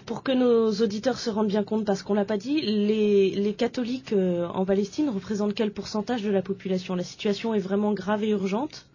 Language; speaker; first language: French; native; French